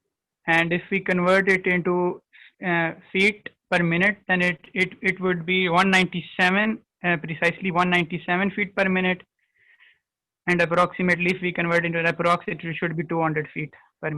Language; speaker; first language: English; non-native, local second language; Urdu